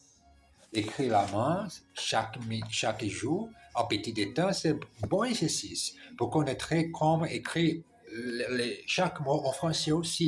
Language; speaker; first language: French; non-native, learner; Portuguese